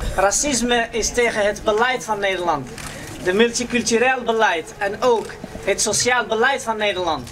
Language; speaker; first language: Dutch; non-native, fluent; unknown